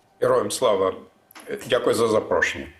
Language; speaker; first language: Ukrainian; non-native, fluent; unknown